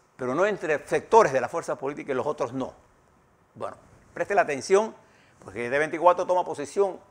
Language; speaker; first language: Spanish; native; Spanish